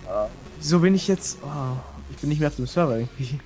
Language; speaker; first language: German; native; German